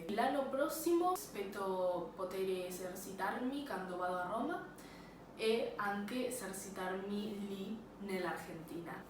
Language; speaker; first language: Italian; non-native, learner; Spanish